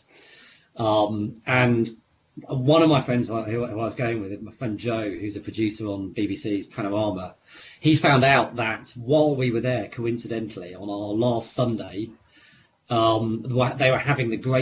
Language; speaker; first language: English; native; English